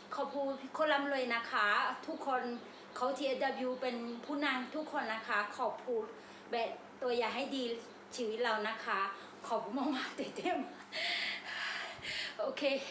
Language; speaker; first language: Thai; non-native, learner; Burmese